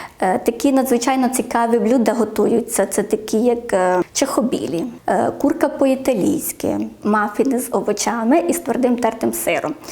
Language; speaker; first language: Ukrainian; native; Ukrainian